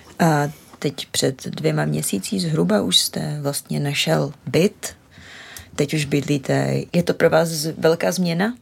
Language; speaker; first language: Czech; native; Czech